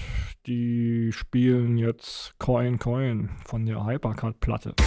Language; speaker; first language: German; native; German